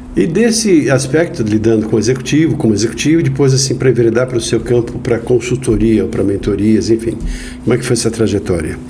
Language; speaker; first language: Portuguese; native; Portuguese